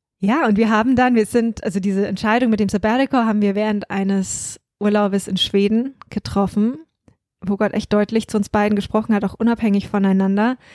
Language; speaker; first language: German; native; German